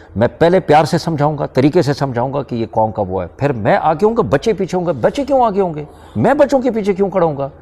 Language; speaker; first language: Urdu; non-native, local second language; Pashto